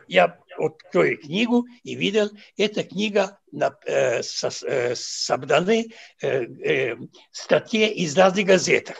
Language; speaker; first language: Russian; non-native, fluent; Serbian